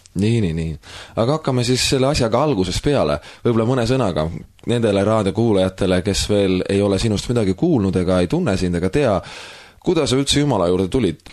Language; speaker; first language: Estonian; native; Estonian